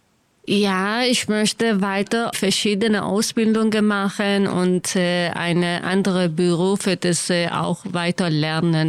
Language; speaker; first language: German; non-native, learner; Kurdish